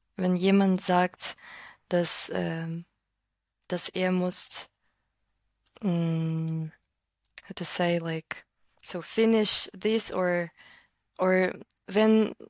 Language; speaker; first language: German; non-native, fluent; Ukrainian